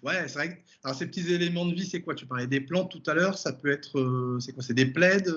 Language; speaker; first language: French; native; French